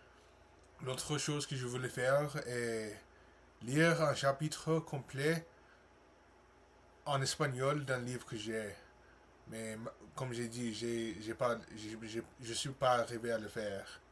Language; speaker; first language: French; non-native, learner; English